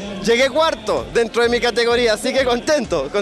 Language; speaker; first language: Spanish; native; Spanish